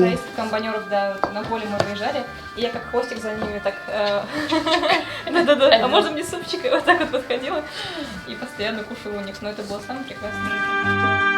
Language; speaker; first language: Russian; native; Russian